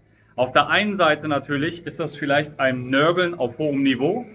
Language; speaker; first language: German; native; German